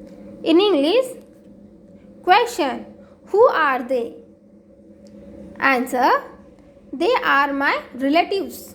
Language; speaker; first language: English; non-native, local second language; Hindi